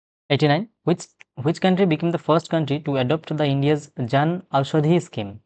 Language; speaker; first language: English; non-native, local second language; Bangla